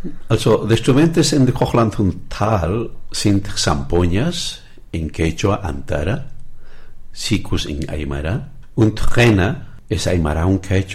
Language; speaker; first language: German; non-native, learner; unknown